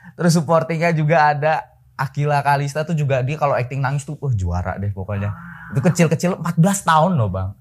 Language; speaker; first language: Indonesian; native; Indonesian